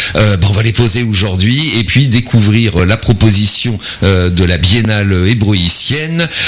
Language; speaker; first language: French; native; French